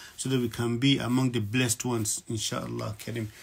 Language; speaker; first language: English; non-native, local second language; Yoruba